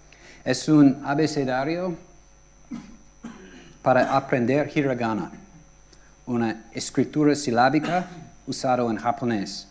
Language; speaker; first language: Spanish; non-native, fluent; English